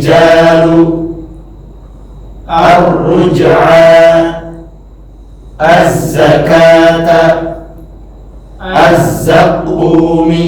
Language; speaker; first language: Arabic; non-native, learner; Indonesian